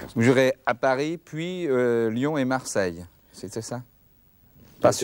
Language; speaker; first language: French; native; French